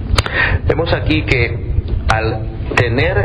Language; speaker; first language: Spanish; native; Spanish